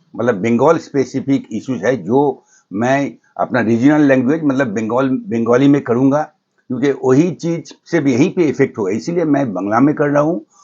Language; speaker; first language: Hindi; non-native, local second language; Bangla